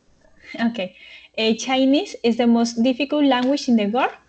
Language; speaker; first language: English; non-native, learner; Spanish